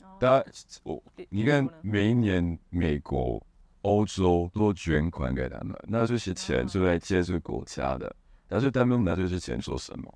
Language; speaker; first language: Chinese; non-native, fluent; Hebrew